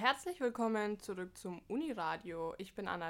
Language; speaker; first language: German; native; German